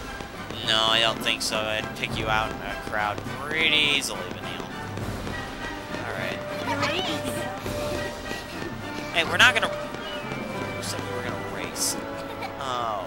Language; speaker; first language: English; native; English